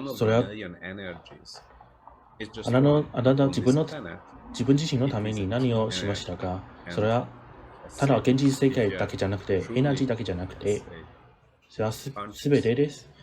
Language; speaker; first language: Japanese; non-native, learner; English